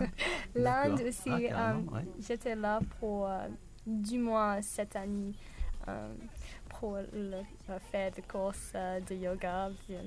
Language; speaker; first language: French; non-native, learner; English